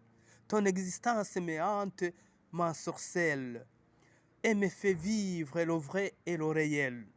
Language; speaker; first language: French; non-native, local second language; Rundi